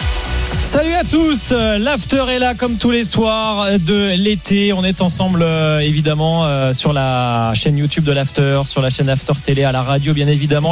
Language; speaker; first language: French; native; French